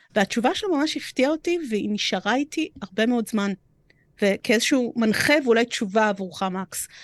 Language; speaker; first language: Hebrew; early bilingual, other home language; Romanian